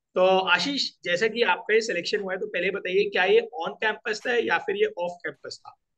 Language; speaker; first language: Hindi; native; Hindi